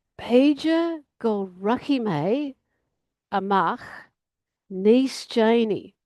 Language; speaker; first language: Irish; non-native, learner; English